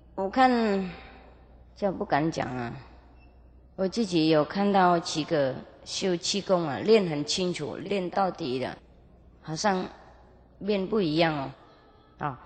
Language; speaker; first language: Chinese; non-native, fluent; Vietnamese